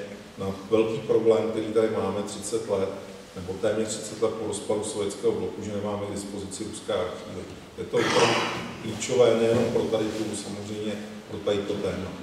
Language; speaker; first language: Czech; native; Czech